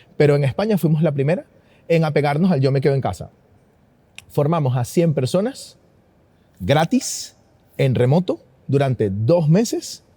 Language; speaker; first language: Spanish; native; Spanish